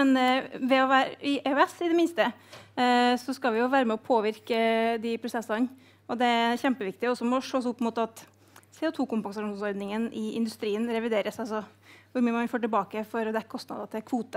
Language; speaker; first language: Norwegian; native; Norwegian